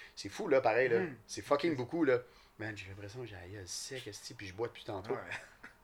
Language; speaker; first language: French; native; French